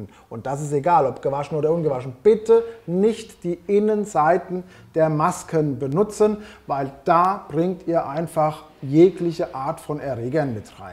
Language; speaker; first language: German; native; German